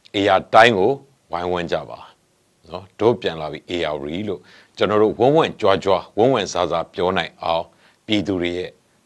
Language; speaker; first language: Burmese; native; Burmese